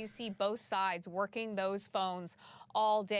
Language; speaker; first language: English; native; English